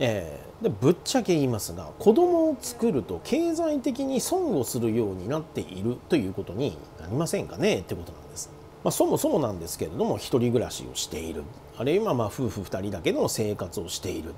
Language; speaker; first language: Japanese; native; Japanese